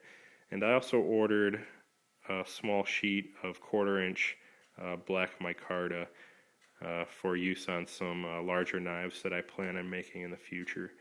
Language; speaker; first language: English; native; English